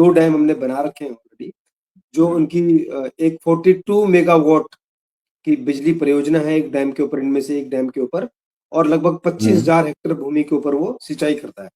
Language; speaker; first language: Hindi; native; Hindi